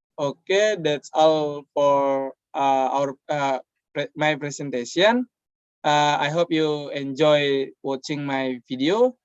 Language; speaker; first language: English; non-native, learner; Indonesian